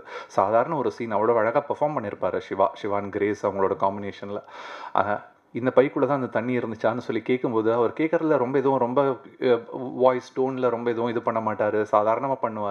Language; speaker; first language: Tamil; native; Tamil